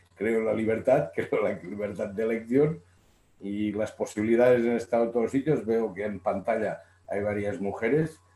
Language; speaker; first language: Spanish; native; Spanish